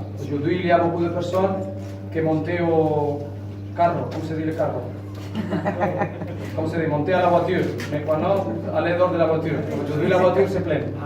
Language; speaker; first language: French; non-native, fluent; Spanish